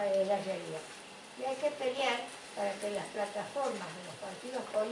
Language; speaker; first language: Spanish; native; Spanish